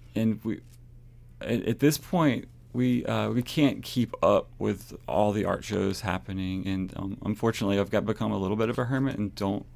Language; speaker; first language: English; native; English